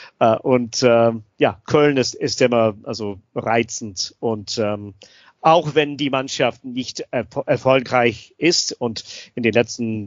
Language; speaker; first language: German; non-native, fluent; English